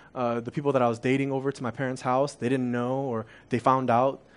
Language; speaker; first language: English; early bilingual, other home language; Korean